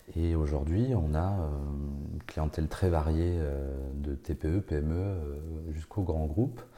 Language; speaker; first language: French; native; French